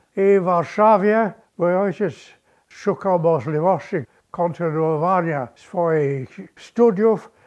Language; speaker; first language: Polish; early bilingual, other home language; English